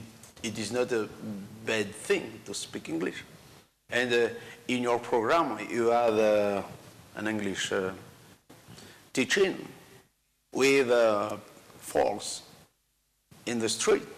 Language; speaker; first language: English; non-native, learner; Malagasy